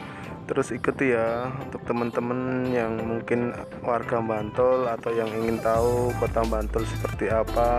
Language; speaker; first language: Indonesian; non-native, local second language; Javanese